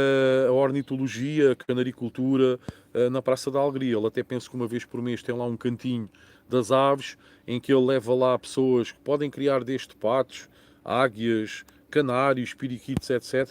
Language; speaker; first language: Portuguese; native; Portuguese